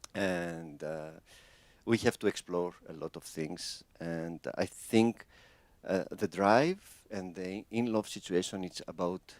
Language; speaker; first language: English; non-native, fluent; Greek